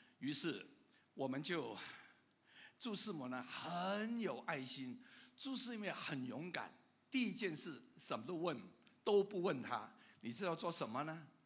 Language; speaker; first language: Chinese; non-native, local second language; Cantonese